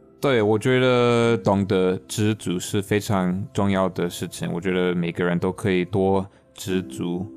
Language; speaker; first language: Chinese; non-native, fluent; English